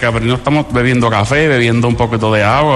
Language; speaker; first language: Spanish; native; Spanish